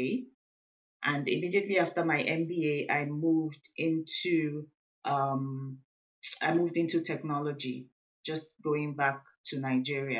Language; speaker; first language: English; non-native, local second language; Igbo